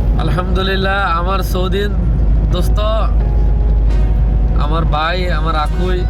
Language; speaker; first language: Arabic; non-native, learner; Bangla